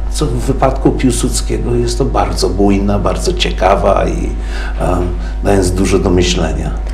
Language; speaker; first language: Polish; early bilingual, heritage; Polish